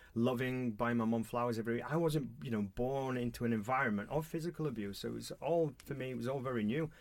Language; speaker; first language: English; native; English